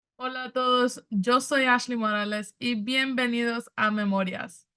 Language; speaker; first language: Spanish; early bilingual, other home language; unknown